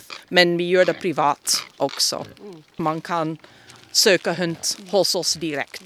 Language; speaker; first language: Swedish; non-native, fluent; English